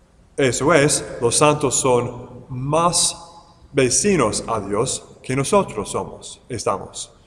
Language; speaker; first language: Spanish; non-native, fluent; English